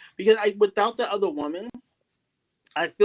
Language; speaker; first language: English; native; English